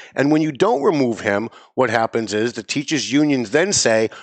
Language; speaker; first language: English; native; English